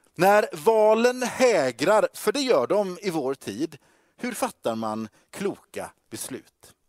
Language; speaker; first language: Swedish; native; Swedish